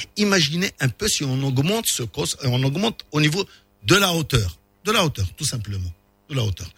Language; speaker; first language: French; non-native, local second language; Arabic